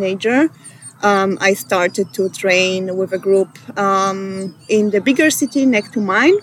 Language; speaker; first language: English; non-native, fluent; Polish